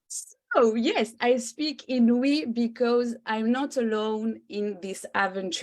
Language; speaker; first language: English; non-native, learner; French